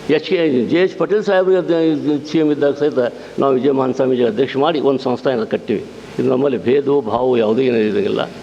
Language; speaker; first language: Kannada; non-native, local second language; Urdu